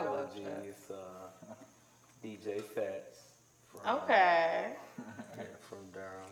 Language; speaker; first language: English; native; English